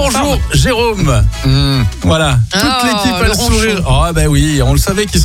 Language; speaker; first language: French; native; French